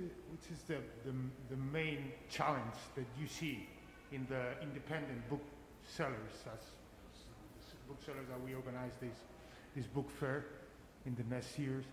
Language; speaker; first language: English; non-native, fluent; Spanish